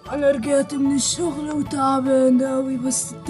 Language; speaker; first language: Arabic; native; Arabic